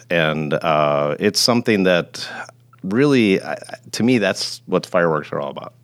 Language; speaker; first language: English; native; English